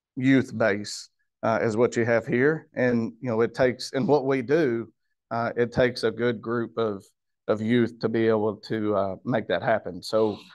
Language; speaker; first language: English; native; English